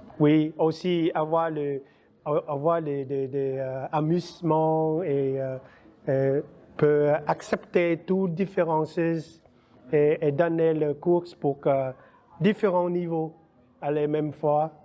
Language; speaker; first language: French; non-native, learner; Vietnamese